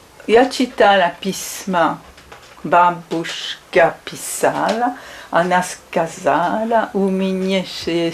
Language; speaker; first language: Russian; early bilingual, heritage; Russian